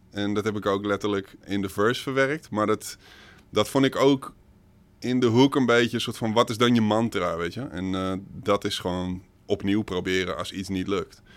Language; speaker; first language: Dutch; native; Dutch